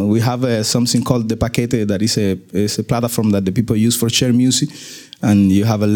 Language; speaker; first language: English; non-native, learner; Spanish